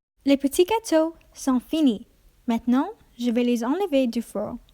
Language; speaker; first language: French; non-native, learner; English